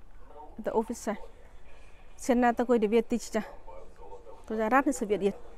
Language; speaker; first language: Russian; non-native, learner; Tajik